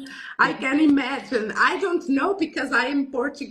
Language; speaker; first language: English; non-native, learner; Portuguese